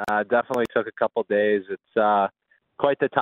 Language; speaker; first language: English; native; English